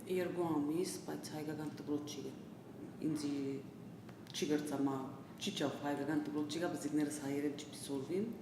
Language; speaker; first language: Armenian; early bilingual, heritage; Armenian